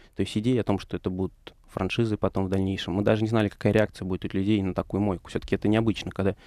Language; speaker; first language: Russian; native; Russian